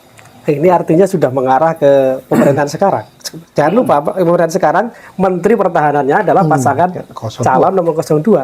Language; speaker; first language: Indonesian; non-native, local second language; Javanese